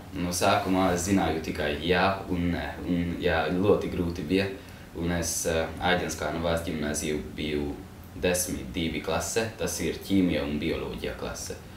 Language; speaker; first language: Latvian; non-native, learner; Hungarian